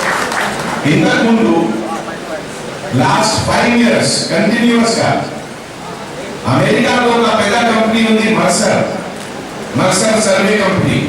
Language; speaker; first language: Telugu; non-native, fluent; Hindi